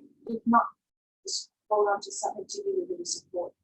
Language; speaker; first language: English; native; English